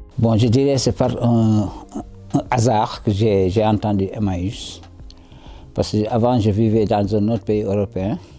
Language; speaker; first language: French; non-native, local second language; Wolof